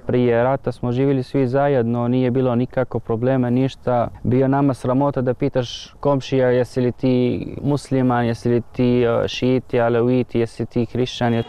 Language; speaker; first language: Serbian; non-native, learner; Arabic